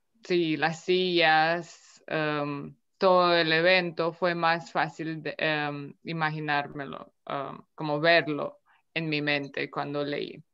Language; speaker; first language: Spanish; non-native, fluent; Romanian